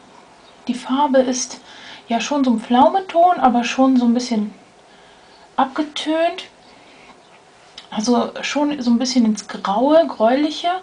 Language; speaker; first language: German; native; German